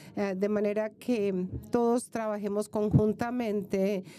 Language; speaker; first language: Spanish; non-native, fluent; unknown